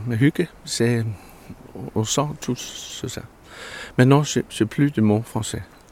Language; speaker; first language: French; non-native, learner; Danish